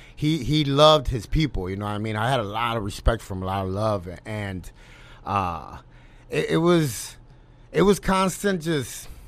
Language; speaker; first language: English; native; English